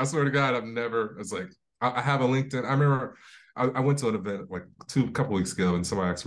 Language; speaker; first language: English; native; English